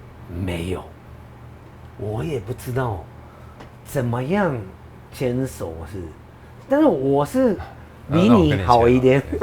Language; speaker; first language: Chinese; non-native, fluent; Japanese